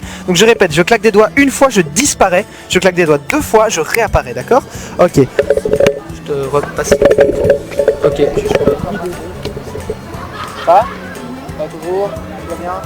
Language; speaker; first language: French; native; French